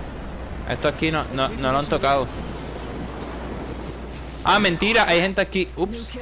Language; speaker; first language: Spanish; early bilingual, heritage; Spanish